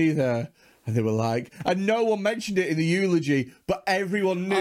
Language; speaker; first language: English; native; English